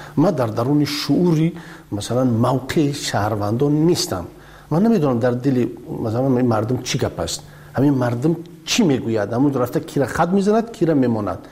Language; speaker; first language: Persian; native; Persian